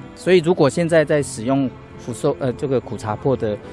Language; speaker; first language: Chinese; native; Chinese